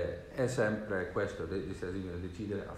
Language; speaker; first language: Italian; non-native, learner; Swedish